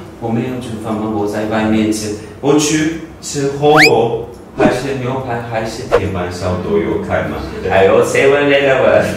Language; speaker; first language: Chinese; non-native, learner; Turkish